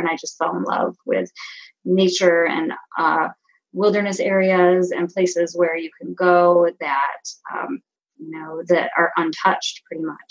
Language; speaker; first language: English; native; English